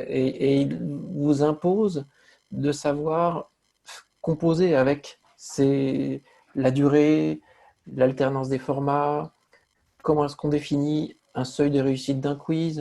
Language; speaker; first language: French; native; French